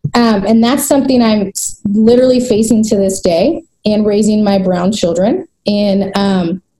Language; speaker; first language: English; native; English